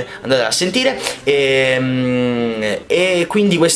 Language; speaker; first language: Italian; native; Italian